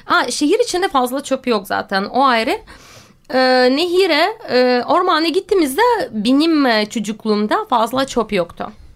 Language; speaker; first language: Turkish; non-native, fluent; Russian